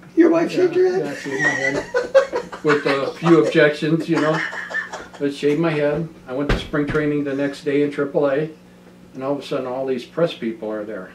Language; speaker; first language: English; native; English